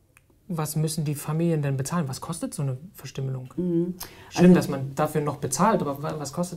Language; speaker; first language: German; native; German